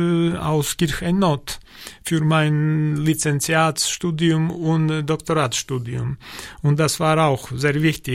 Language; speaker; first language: German; non-native, learner; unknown